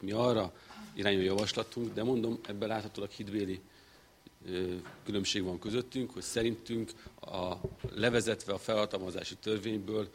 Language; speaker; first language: Hungarian; native; Hungarian